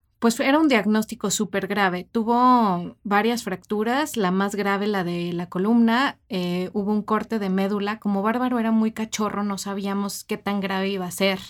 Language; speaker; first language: Spanish; native; Spanish